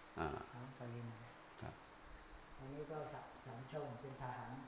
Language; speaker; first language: Thai; non-native, learner; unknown